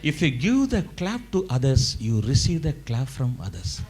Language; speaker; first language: English; non-native, local second language; Tamil